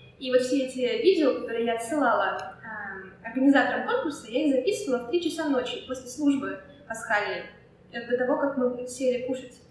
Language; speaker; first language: Russian; native; Russian